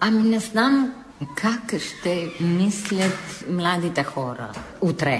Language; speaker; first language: Bulgarian; non-native, fluent; Italian